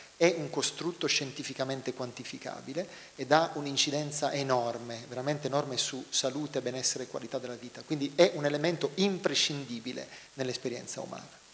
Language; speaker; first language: Italian; native; Italian